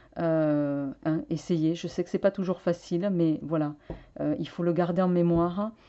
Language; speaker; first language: French; native; French